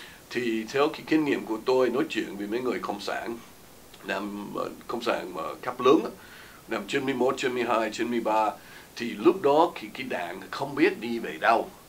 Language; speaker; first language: Vietnamese; non-native, fluent; English